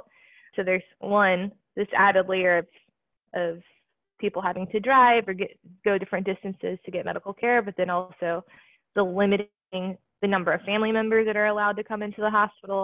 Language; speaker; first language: English; native; English